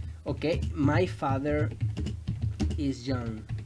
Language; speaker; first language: English; non-native, learner; Spanish